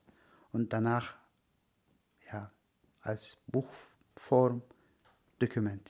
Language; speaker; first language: German; non-native, learner; Turkish